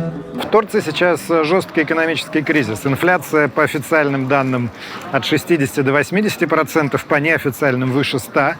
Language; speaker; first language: Russian; native; Russian